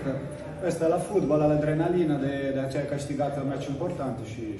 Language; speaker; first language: Romanian; non-native, learner; Italian